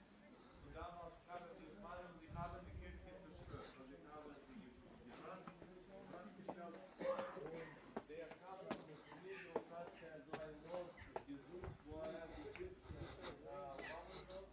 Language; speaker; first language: German; non-native, fluent; Serbian